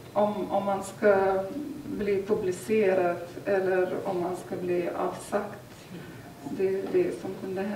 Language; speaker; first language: Swedish; non-native, fluent; Lithuanian